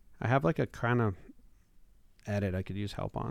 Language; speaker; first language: English; native; English